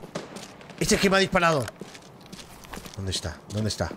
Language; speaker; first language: Spanish; native; Spanish